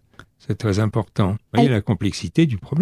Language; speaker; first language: French; native; French